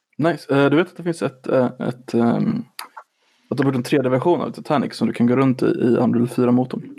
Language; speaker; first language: Swedish; native; Swedish